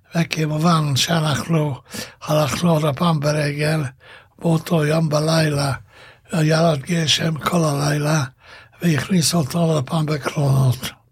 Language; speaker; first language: Hebrew; non-native, fluent; Hungarian